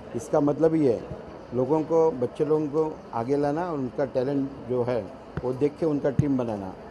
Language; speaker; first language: Hindi; non-native, local second language; Marathi